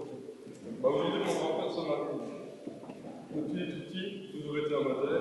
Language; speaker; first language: French; native; French